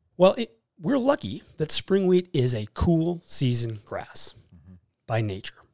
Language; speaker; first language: English; native; English